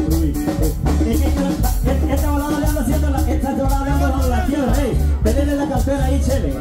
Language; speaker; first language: Spanish; native; Spanish